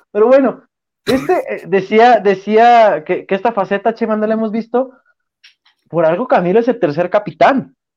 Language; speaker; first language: Spanish; native; Spanish